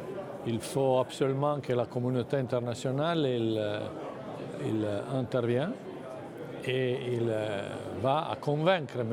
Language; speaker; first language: French; non-native, fluent; Italian